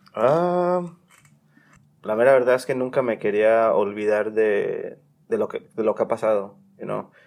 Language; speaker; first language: Spanish; early bilingual, heritage; Spanish